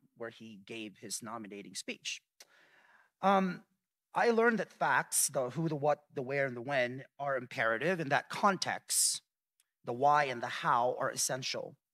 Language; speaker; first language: English; early bilingual, other home language; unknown